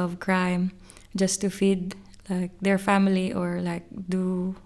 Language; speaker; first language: English; non-native, local second language; Cebuano